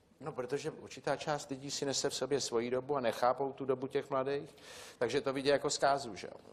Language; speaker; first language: Czech; native; Czech